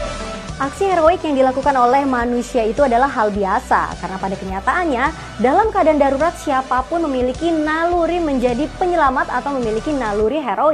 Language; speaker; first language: Indonesian; native; Indonesian